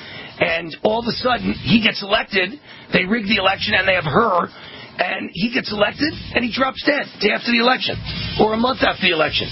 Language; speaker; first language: English; native; English